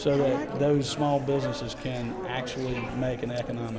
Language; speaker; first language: English; native; English